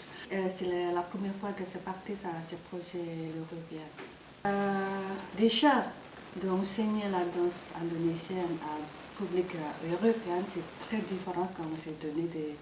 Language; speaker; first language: French; non-native, fluent; Indonesian